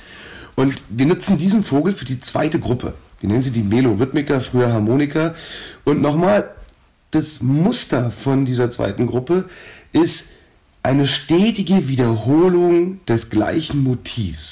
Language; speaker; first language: German; native; German